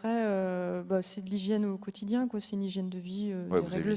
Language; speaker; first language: French; native; French